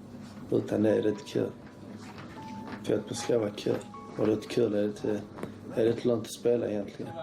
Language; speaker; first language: Swedish; early bilingual, other home language; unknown